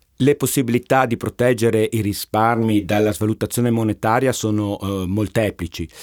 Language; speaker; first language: Italian; native; Italian